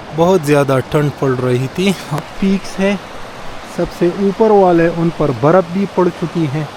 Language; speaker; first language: Urdu; non-native, local second language; Pashto